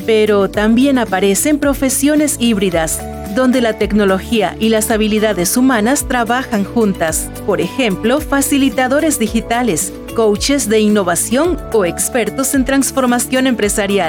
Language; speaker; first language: Spanish; native; Spanish